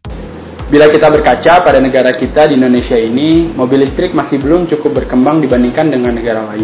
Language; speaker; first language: Indonesian; native; Indonesian